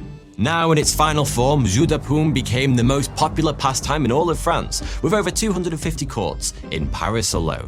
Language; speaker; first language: English; native; English